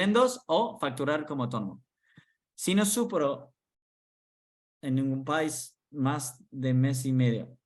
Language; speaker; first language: Spanish; non-native, fluent; English